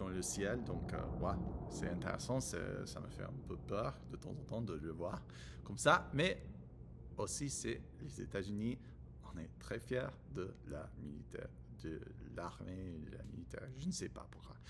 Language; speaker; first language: French; non-native, learner; English